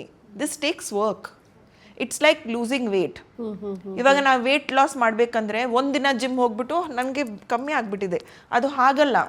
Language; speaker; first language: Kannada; non-native, local second language; Hindi